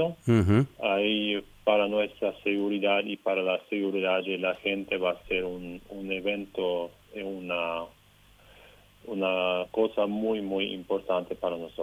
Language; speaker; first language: Spanish; non-native, local second language; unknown